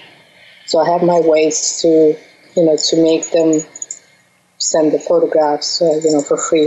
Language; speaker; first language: English; non-native, fluent; Russian